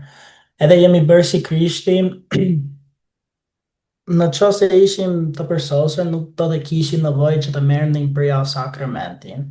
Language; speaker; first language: Albanian; non-native, fluent; English